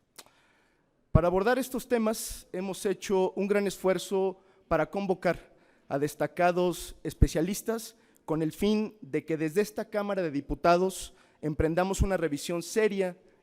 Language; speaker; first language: Spanish; native; Spanish